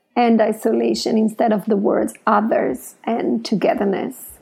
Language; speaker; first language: English; non-native, fluent; Italian